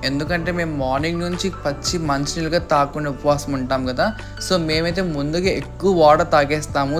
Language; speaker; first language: Telugu; non-native, local second language; Urdu